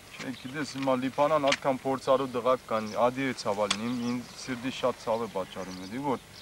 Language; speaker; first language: Armenian; early bilingual, heritage; Armenian